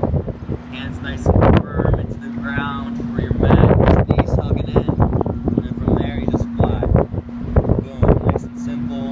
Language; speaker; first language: English; native; English